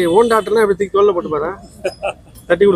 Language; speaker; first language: Tamil; native; Tamil